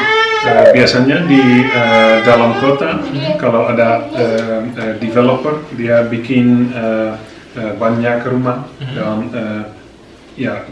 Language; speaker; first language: Indonesian; non-native, fluent; Dutch